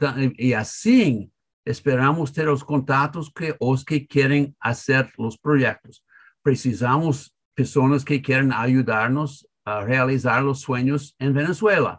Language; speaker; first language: Spanish; non-native, learner; English